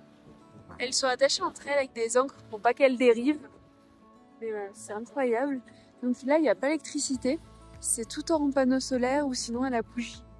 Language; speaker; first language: French; native; French